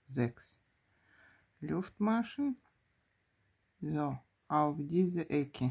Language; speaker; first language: German; non-native, fluent; Russian